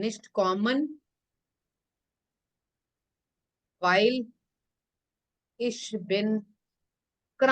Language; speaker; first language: German; non-native, fluent; Hindi